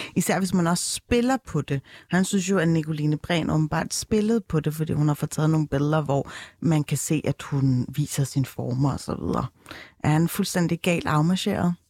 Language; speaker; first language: Danish; early bilingual, other home language; Turkish